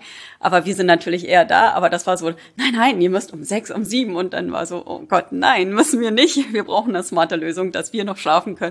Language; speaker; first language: German; native; German